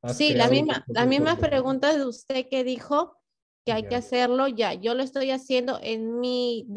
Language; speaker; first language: Spanish; native; Spanish